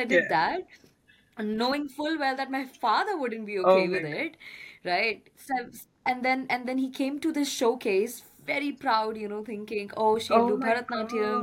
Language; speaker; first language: English; non-native, local second language; Hindi